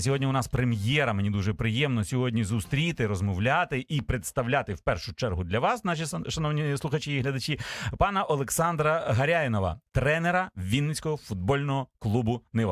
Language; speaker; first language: Ukrainian; native; Ukrainian